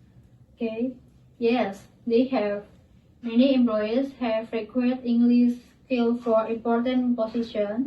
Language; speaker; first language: English; non-native, learner; Indonesian